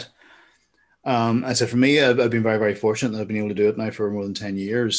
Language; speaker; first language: English; native; English